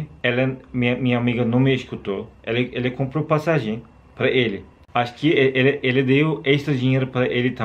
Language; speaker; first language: Portuguese; non-native, learner; Turkish